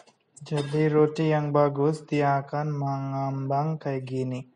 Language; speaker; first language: Indonesian; non-native, fluent; Bangla